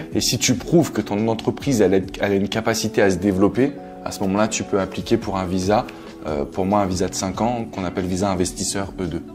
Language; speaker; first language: French; native; French